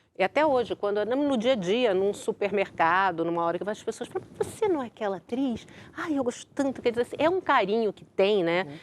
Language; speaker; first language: Portuguese; native; Portuguese